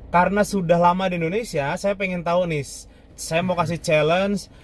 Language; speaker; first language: Indonesian; native; Indonesian